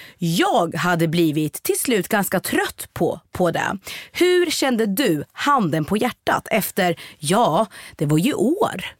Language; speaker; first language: Swedish; native; Swedish